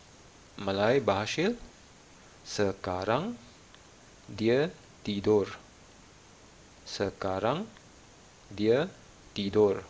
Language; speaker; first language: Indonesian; non-native, fluent; Malayalam